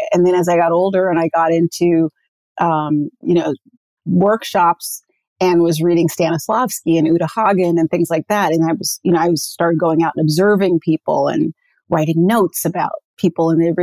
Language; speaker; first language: English; native; English